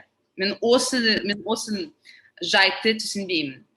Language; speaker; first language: Kazakh; non-native, learner; English